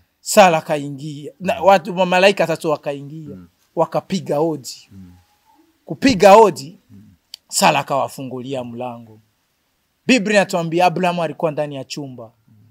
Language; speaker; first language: Swahili; non-native, local second language; Rundi